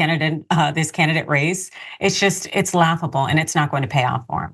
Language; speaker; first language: English; native; English